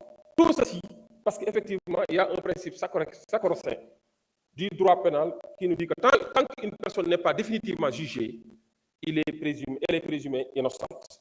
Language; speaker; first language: French; non-native, local second language; Wolof